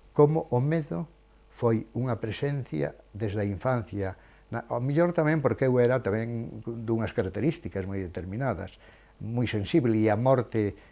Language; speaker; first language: Galician; native; Galician